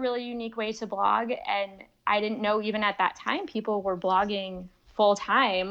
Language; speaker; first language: English; native; English